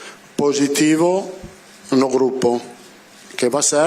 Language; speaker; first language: Spanish; non-native, fluent; Italian